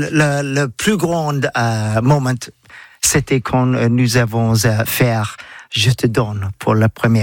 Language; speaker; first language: French; non-native, learner; English